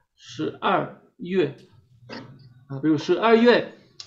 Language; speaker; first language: Chinese; non-native, fluent; Spanish